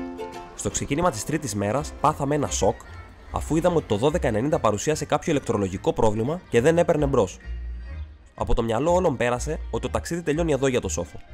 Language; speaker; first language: Greek; native; Greek